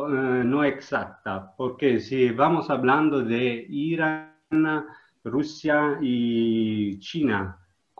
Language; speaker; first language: Spanish; non-native, learner; Italian